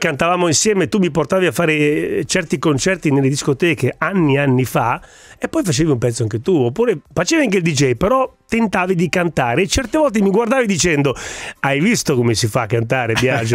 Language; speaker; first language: Italian; native; Italian